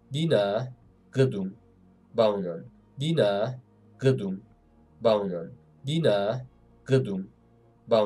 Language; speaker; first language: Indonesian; non-native, learner; Turkish